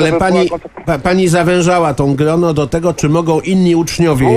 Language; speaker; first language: Polish; native; Polish